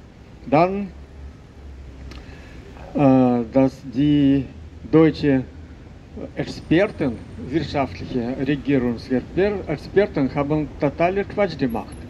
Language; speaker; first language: German; non-native, fluent; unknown